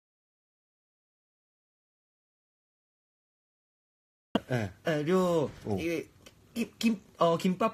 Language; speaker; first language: Korean; native; Korean